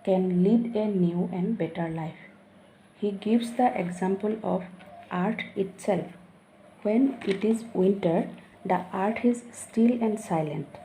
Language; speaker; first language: English; non-native, local second language; Assamese